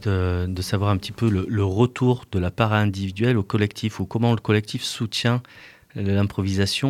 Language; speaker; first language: French; native; French